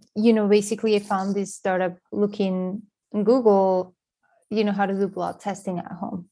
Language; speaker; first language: English; non-native, fluent; Spanish